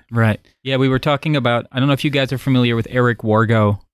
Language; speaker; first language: English; non-native, fluent; Dutch